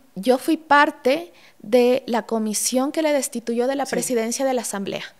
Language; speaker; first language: Spanish; native; Spanish